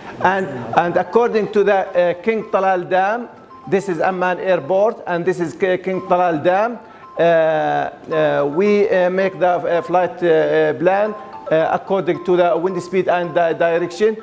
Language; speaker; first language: English; non-native, fluent; Arabic